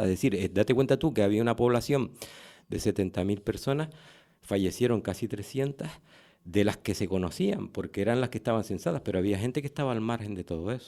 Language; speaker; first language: Spanish; native; Spanish